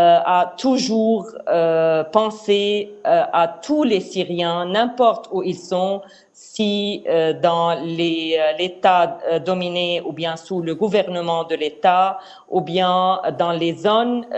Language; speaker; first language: French; non-native, fluent; Arabic